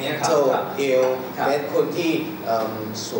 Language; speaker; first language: Thai; non-native, learner; Chinese